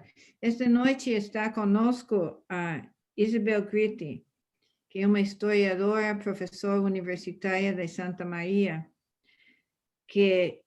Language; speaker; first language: Portuguese; non-native, fluent; English